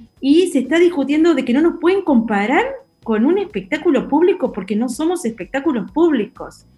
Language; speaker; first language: Spanish; native; Spanish